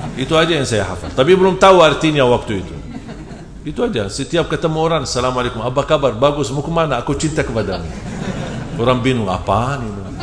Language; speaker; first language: Indonesian; non-native, fluent; Arabic